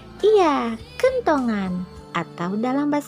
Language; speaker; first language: Indonesian; native; Indonesian